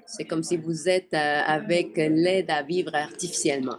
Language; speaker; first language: French; native; French